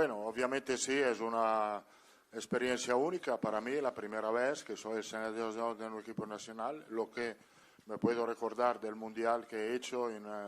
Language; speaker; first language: Spanish; non-native, fluent; Italian